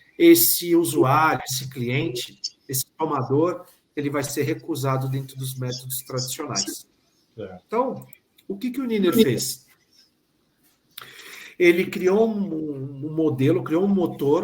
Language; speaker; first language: Portuguese; native; Portuguese